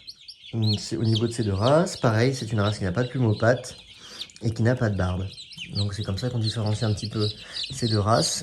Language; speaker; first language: French; native; French